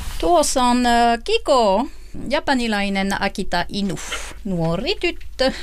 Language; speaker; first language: Finnish; non-native, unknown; French